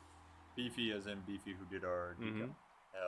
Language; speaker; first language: English; native; English